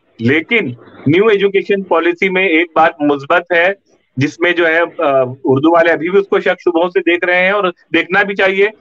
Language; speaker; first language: Hindi; non-native, local second language; Urdu